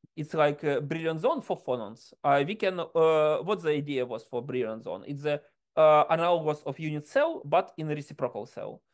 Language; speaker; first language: English; non-native, fluent; Ukrainian